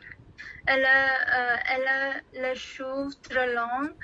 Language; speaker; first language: French; non-native, learner; Odia